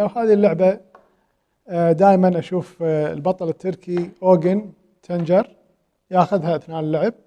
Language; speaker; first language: Arabic; native; Arabic